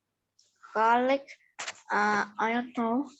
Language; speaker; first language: English; non-native, learner; Vietnamese